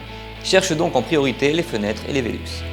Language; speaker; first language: French; native; French